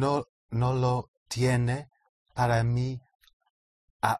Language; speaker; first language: Spanish; non-native, learner; English